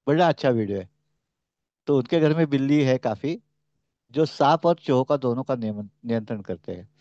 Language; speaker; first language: Hindi; non-native, local second language; Marathi